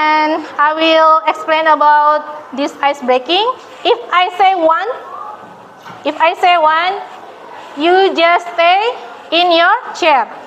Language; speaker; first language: English; non-native, fluent; Indonesian